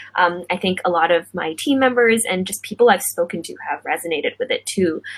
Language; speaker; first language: English; non-native, local second language; Cantonese